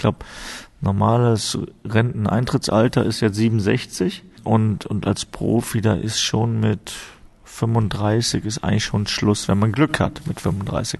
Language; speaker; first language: German; native; German